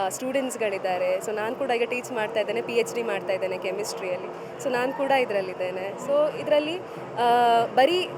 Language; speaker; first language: Kannada; native; Kannada